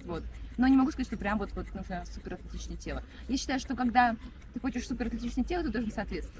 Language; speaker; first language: Russian; native; Russian